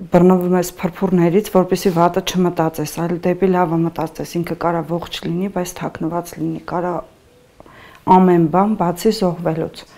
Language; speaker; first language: Armenian; native; Armenian